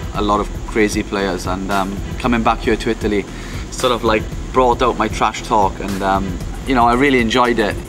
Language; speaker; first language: English; native; English